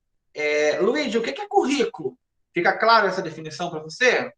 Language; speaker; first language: Portuguese; native; Portuguese